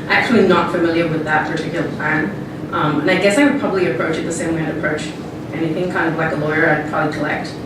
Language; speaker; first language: English; native; English